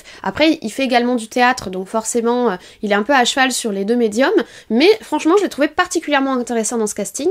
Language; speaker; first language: French; native; French